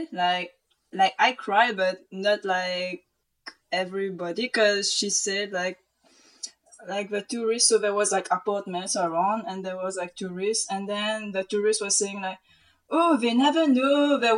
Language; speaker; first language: English; non-native, local second language; Morisyen